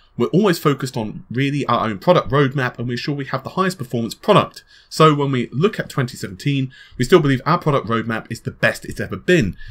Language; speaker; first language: English; native; English